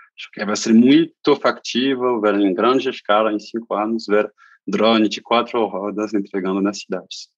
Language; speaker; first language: Portuguese; non-native, fluent; French